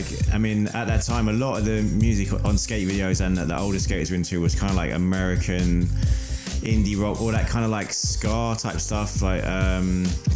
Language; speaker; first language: English; native; English